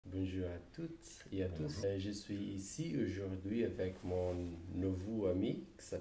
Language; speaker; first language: French; non-native, learner; Portuguese